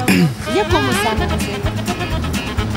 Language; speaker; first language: Russian; non-native, local second language; Ukrainian